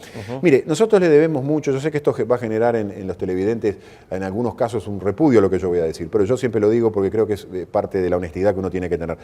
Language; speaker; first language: Spanish; native; Spanish